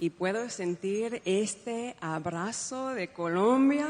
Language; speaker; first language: Spanish; non-native, fluent; English